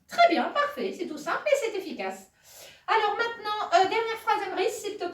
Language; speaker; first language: French; native; French